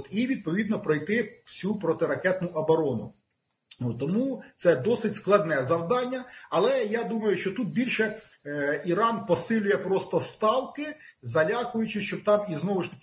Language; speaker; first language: Ukrainian; native; Ukrainian